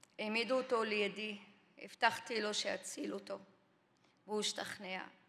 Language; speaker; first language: Hebrew; non-native, local second language; Arabic